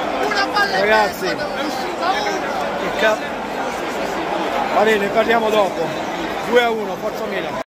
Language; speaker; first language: Italian; native; Italian